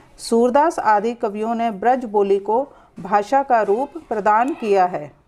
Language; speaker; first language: Hindi; native; Hindi